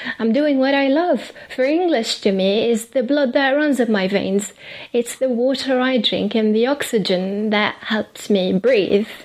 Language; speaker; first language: English; non-native, fluent; Arabic